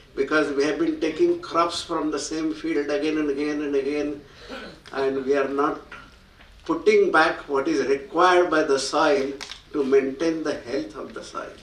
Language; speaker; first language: English; non-native, local second language; Marathi